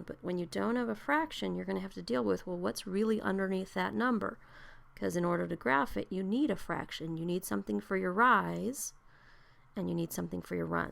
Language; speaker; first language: English; native; English